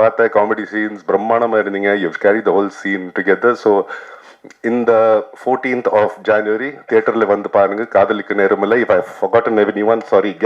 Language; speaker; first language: Tamil; non-native, local second language; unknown